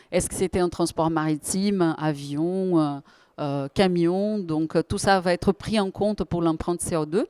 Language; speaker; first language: French; native; French